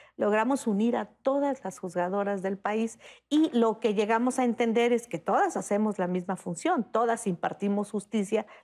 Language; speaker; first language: Spanish; native; Spanish